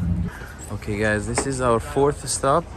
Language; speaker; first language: English; non-native, fluent; Persian